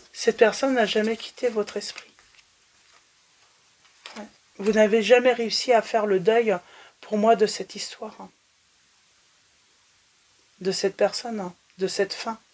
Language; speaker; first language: French; native; French